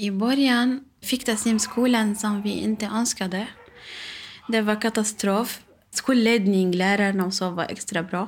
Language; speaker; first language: Swedish; non-native, learner; Arabic